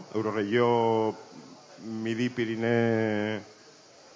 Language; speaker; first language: French; non-native, learner; Spanish